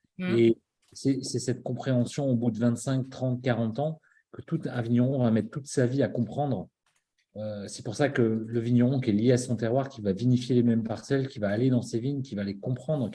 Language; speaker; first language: French; native; French